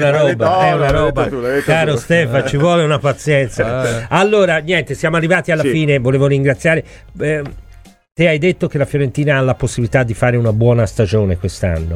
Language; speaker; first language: Italian; native; Italian